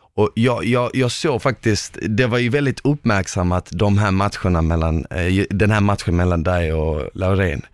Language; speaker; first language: Swedish; native; Swedish